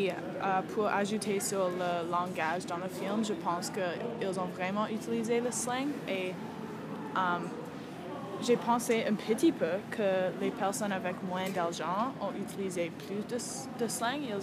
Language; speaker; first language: French; non-native, learner; English